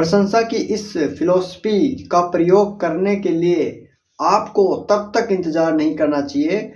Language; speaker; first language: Hindi; native; Hindi